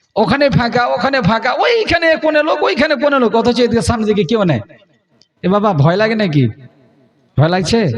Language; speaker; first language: Bangla; non-native, local second language; Hindi